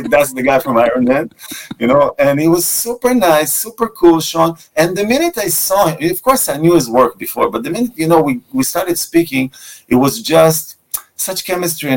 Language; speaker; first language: English; non-native, fluent; Russian